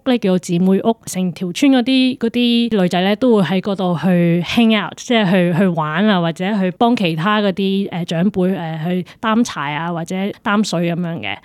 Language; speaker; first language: Cantonese; early bilingual, heritage; Cantonese